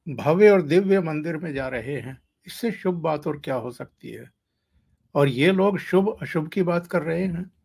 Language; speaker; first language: Hindi; native; Hindi